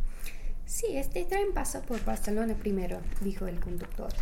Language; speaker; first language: Spanish; non-native, fluent; English